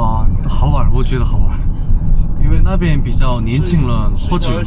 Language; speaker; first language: Chinese; non-native, learner; Korean